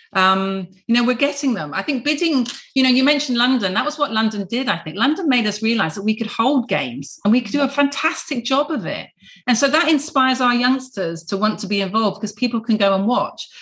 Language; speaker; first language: English; native; English